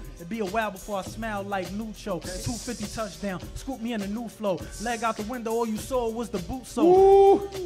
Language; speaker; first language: English; native; English